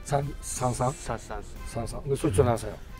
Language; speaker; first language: Japanese; native; Japanese